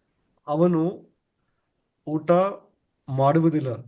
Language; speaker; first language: Kannada; non-native, learner; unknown